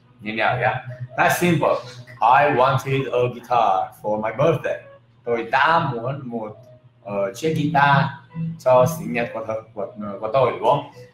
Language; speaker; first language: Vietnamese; non-native, fluent; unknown